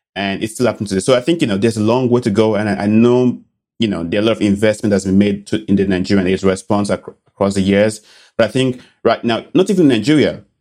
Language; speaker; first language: English; non-native, local second language; Bini